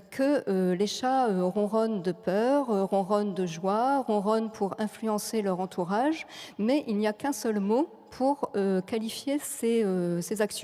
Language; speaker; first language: French; native; French